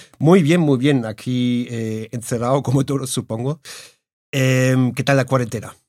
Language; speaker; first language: Spanish; early bilingual, heritage; Spanish